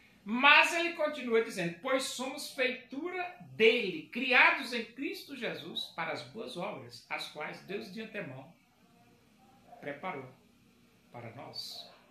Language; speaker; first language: Portuguese; native; Portuguese